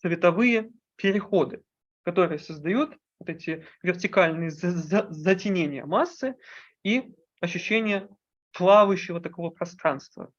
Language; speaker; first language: Russian; native; Russian